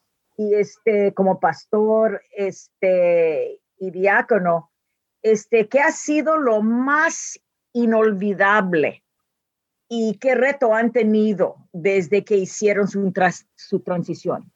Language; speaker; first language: Spanish; non-native, learner; English